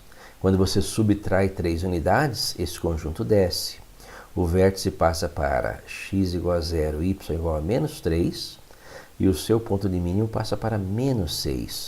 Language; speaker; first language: Portuguese; native; Portuguese